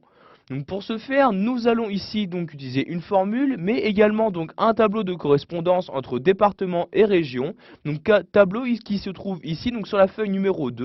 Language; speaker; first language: French; native; French